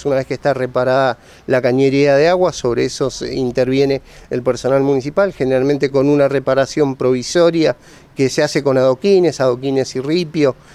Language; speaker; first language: Spanish; native; Spanish